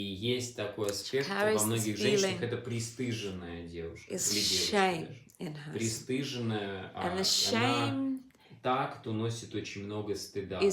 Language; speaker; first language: Russian; native; Russian